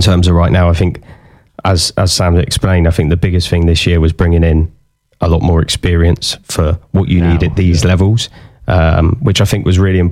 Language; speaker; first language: English; native; English